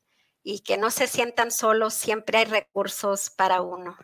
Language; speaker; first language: Spanish; early bilingual, heritage; Spanish